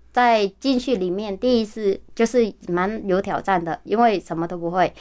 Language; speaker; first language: Chinese; non-native, fluent; Vietnamese